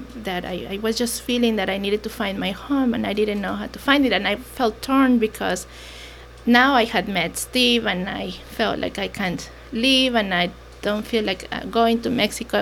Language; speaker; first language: English; non-native, fluent; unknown